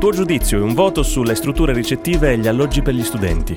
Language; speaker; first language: Italian; native; Italian